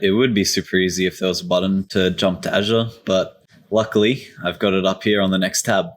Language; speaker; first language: English; native; English